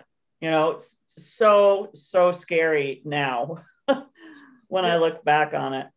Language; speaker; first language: English; native; English